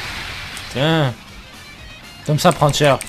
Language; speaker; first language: French; native; French